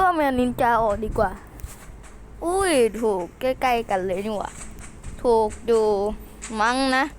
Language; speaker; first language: Thai; native; Thai